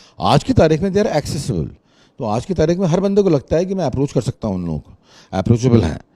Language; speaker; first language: Hindi; native; Hindi